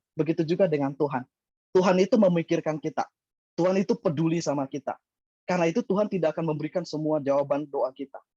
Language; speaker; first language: Indonesian; native; Indonesian